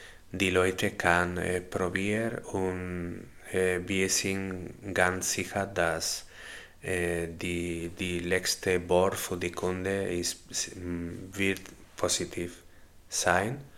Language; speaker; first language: German; non-native, learner; Spanish